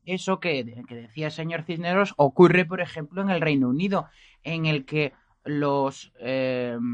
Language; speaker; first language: Spanish; native; Spanish